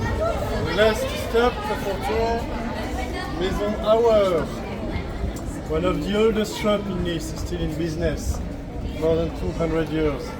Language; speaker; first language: English; non-native, fluent; French